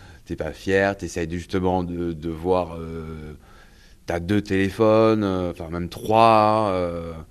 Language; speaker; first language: French; native; French